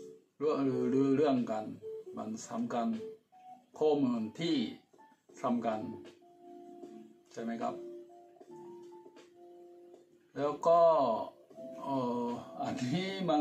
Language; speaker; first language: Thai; non-native, fluent; Japanese